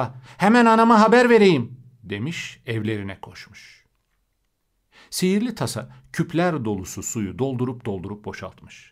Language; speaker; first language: Turkish; native; Turkish